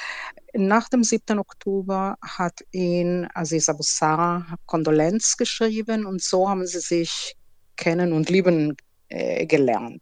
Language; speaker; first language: German; non-native, fluent; Hebrew